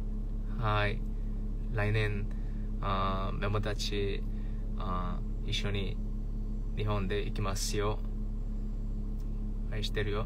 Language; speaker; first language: Japanese; non-native, learner; Korean